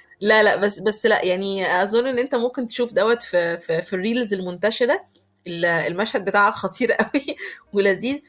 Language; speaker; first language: Arabic; native; Arabic